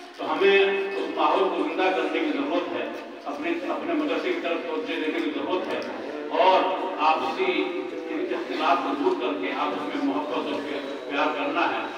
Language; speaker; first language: Urdu; native; Urdu